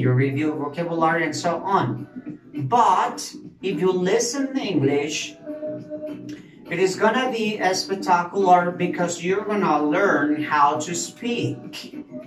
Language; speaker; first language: English; non-native, fluent; Spanish